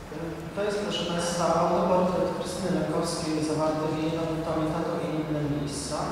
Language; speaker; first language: Polish; native; Polish